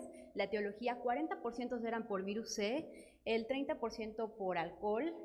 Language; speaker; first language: Spanish; native; Spanish